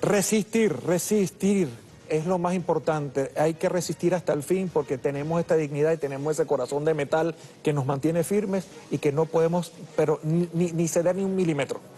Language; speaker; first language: Spanish; early bilingual, other home language; English